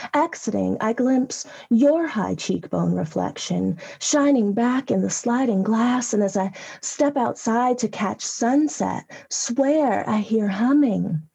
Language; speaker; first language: English; native; English